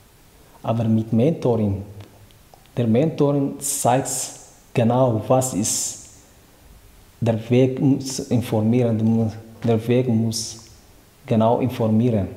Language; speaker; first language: German; non-native, learner; Tigrinya